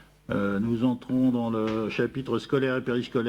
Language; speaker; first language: French; native; French